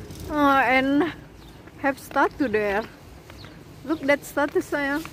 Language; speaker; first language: English; non-native, learner; Indonesian